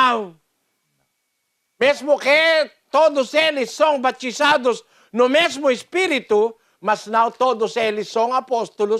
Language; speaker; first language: Portuguese; non-native, learner; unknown